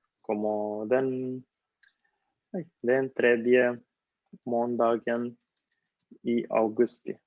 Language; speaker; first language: Swedish; non-native, fluent; Spanish